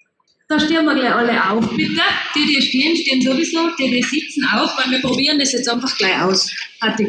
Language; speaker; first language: German; native; German